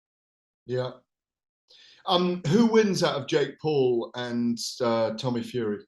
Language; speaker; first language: English; native; English